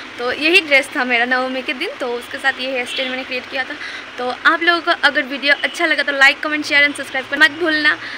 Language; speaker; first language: Hindi; non-native, local second language; Bangla